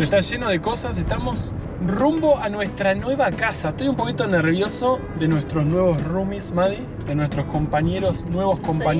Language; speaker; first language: Spanish; native; Spanish